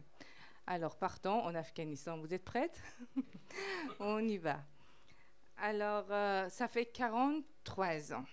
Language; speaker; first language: French; non-native, fluent; Persian